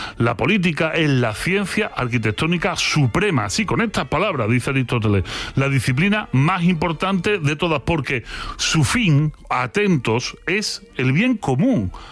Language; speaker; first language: Spanish; native; Spanish